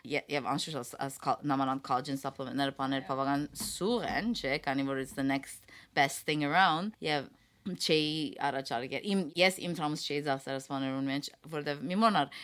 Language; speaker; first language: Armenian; early bilingual, heritage; Armenian